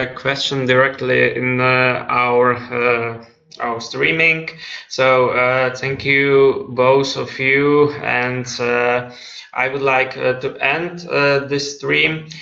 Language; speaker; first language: English; non-native, fluent; Czech